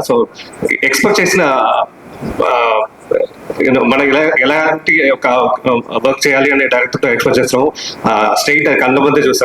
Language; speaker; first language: Telugu; non-native, fluent; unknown